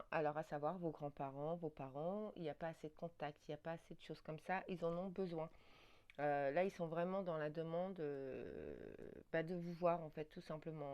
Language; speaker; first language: French; native; French